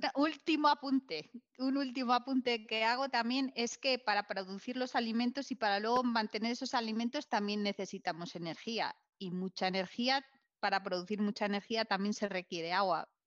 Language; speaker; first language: Spanish; native; Spanish